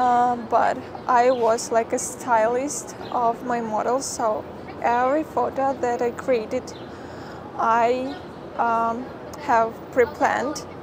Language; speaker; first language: English; non-native, fluent; Ukrainian